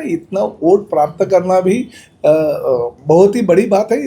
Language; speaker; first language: Hindi; non-native, local second language; Marathi